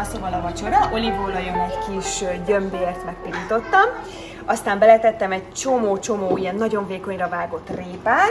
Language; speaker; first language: Hungarian; native; Hungarian